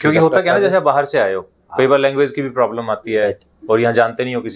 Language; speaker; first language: Hindi; native; Hindi